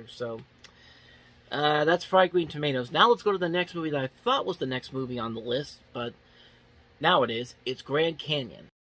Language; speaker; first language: English; native; English